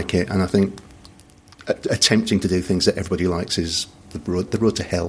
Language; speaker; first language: English; native; English